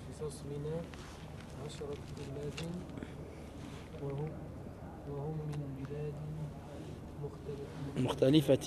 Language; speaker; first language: Arabic; non-native, learner; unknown